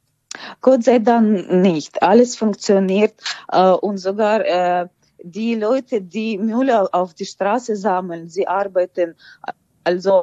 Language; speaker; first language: German; non-native, fluent; Ukrainian